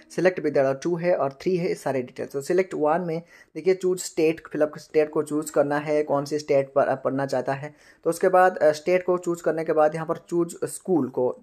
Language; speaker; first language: Hindi; non-native, local second language; Bangla